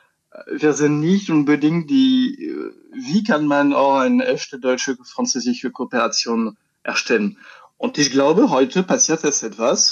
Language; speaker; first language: German; non-native, learner; French